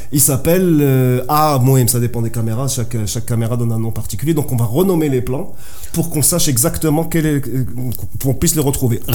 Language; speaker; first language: French; non-native, local second language; Arabic